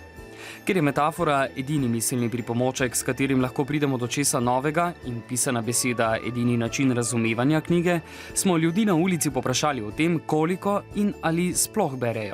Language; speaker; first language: Slovenian; native; Slovenian